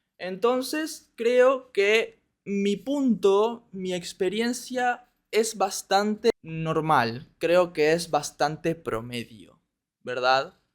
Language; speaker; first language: Spanish; native; Spanish